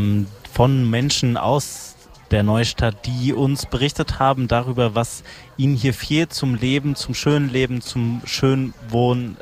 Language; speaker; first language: German; native; German